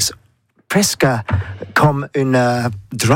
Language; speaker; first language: French; non-native, learner; English